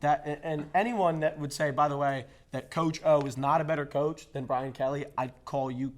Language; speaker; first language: English; native; English